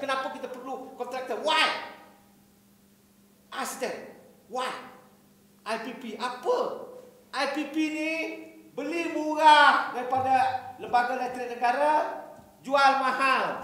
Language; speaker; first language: Malay; native; Malay